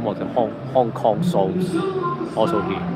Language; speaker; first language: English; non-native, learner; Cantonese